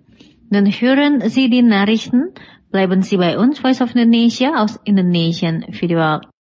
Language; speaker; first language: German; non-native, fluent; Indonesian